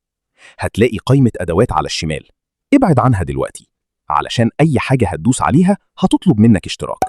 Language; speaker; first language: Arabic; native; Arabic